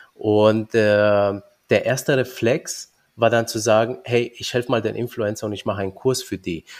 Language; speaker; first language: German; early bilingual, other home language; Romanian